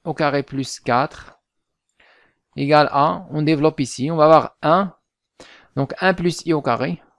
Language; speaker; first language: French; non-native, local second language; Arabic